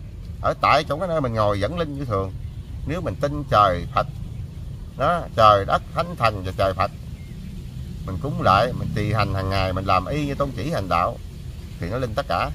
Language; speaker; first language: Vietnamese; native; Vietnamese